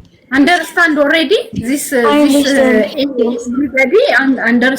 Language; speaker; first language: English; non-native, learner; Amharic